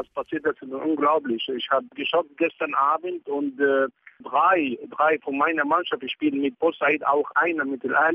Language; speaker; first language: German; non-native, fluent; Arabic